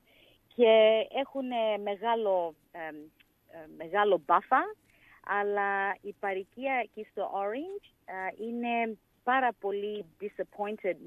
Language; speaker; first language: Greek; early bilingual, heritage; English